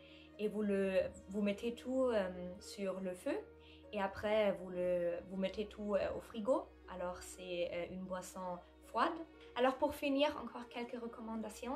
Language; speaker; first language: French; non-native, fluent; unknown